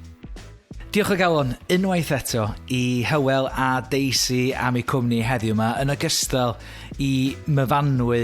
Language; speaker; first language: Welsh; native; Welsh